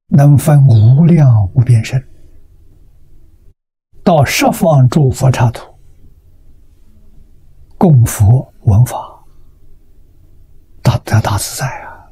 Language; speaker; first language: Chinese; native; Chinese